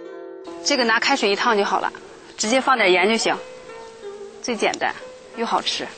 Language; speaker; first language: Chinese; native; Chinese